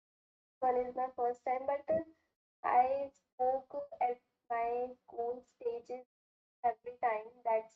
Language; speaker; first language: English; non-native, learner; Hindi